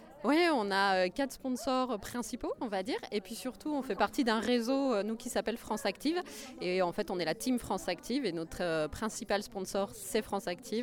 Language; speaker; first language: French; native; French